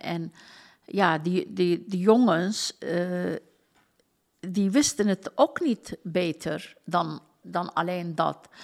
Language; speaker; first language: Dutch; non-native, fluent; Turkish